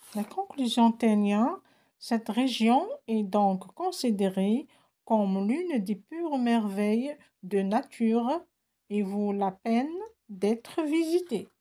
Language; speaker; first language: French; non-native, local second language; Arabic